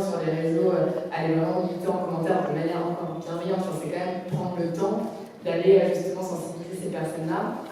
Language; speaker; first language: French; native; French